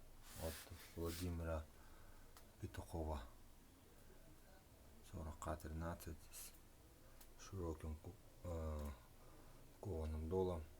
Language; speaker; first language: Russian; native; Russian